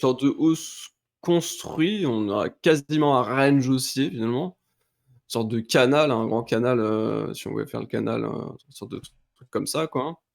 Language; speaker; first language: French; native; French